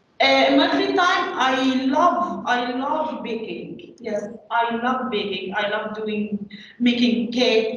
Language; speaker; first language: English; non-native, learner; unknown